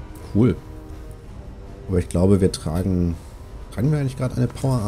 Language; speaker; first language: German; native; German